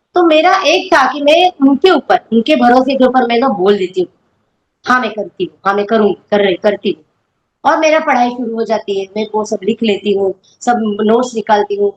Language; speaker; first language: Hindi; non-native, local second language; Marathi